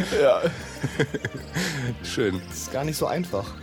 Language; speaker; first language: German; native; German